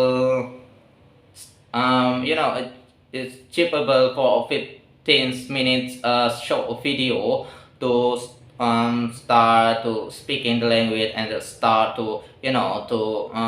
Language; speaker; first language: English; non-native, learner; Indonesian